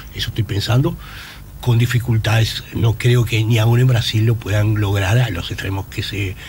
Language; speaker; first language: Spanish; native; Spanish